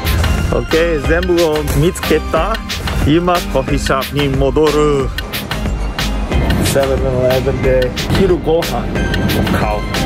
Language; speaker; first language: Japanese; non-native, learner; English